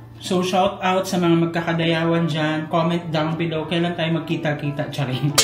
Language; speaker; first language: Filipino; non-native, local second language; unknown